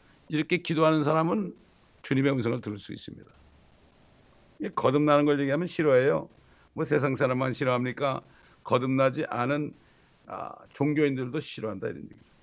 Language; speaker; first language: Korean; native; Korean